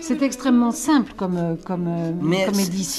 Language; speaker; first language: French; native; French